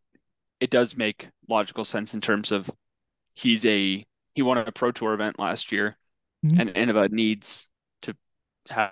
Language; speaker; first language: English; native; English